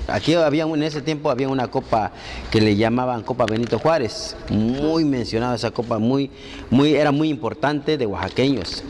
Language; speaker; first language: Spanish; native; Spanish